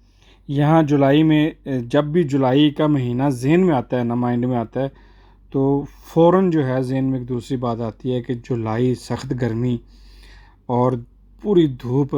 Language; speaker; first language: Urdu; native; Urdu